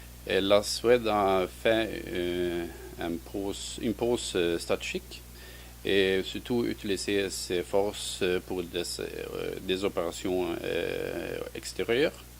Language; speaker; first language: French; non-native, fluent; Swedish